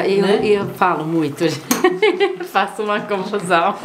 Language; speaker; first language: Portuguese; non-native, learner; Croatian